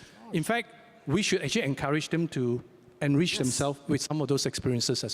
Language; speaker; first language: English; native; English